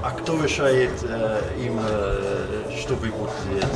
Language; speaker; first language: Russian; non-native, learner; English